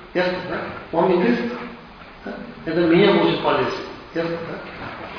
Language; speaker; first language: Russian; non-native, learner; Tibetan